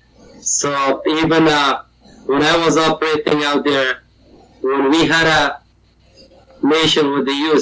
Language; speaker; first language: English; non-native, learner; Persian